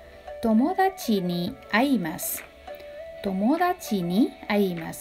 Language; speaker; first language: Japanese; non-native, fluent; Nepali